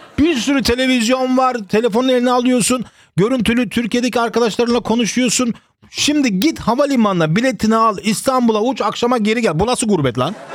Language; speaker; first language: Turkish; early bilingual, heritage; Turkish